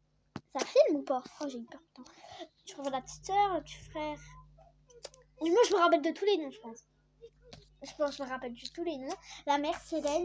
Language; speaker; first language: French; native; French